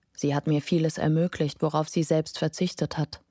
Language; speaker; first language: German; non-native, fluent; Lithuanian